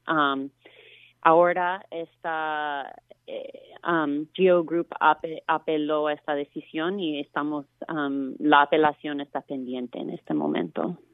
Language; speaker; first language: Spanish; non-native, fluent; English